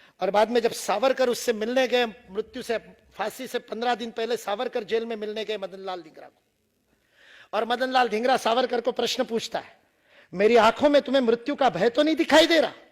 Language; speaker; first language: Hindi; non-native, local second language; Marathi